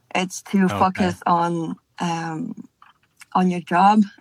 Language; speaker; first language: English; non-native, fluent; French